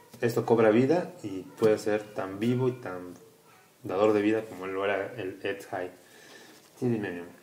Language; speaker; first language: Spanish; native; Spanish